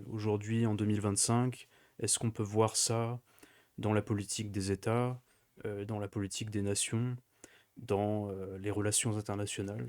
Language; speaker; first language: French; native; French